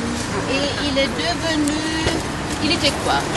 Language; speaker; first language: French; non-native, fluent; German